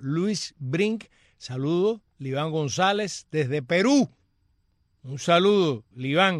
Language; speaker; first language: Spanish; native; Spanish